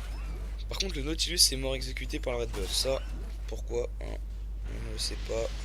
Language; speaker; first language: French; native; French